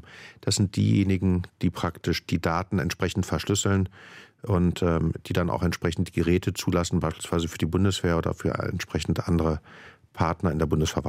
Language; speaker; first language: German; native; German